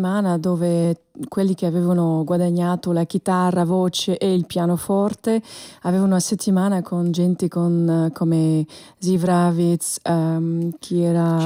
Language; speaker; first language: Italian; non-native, fluent; Albanian